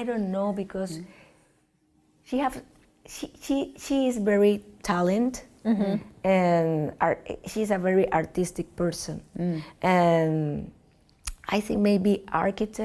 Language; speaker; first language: English; non-native, learner; Spanish